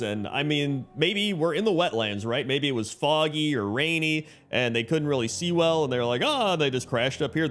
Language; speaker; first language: English; native; English